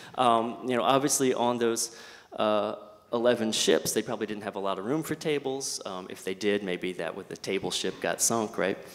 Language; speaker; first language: English; native; English